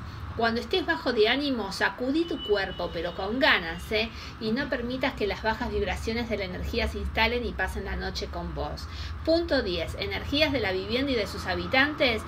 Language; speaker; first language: Spanish; native; Spanish